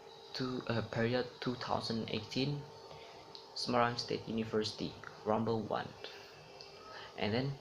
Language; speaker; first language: English; non-native, learner; Indonesian